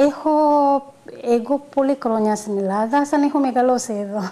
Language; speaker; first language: Greek; early bilingual, other home language; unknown